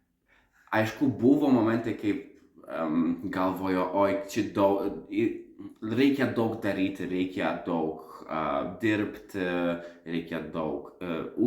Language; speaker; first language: Lithuanian; non-native, learner; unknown